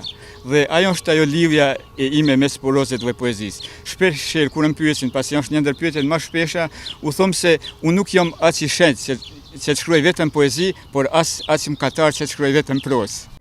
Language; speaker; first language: Albanian; native; Albanian